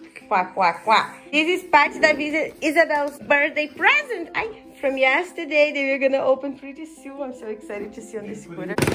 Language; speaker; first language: English; non-native, fluent; Portuguese